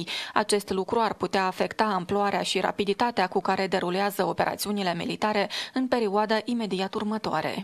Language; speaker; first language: Romanian; native; Romanian